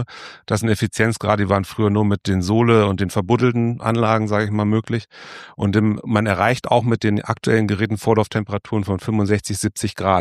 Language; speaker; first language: German; native; German